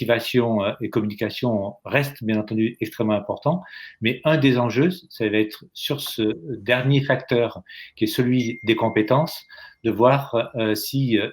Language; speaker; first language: French; native; French